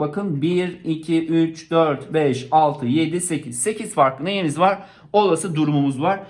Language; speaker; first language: Turkish; native; Turkish